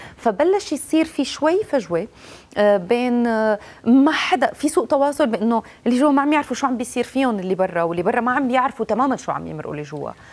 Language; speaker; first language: Arabic; native; Arabic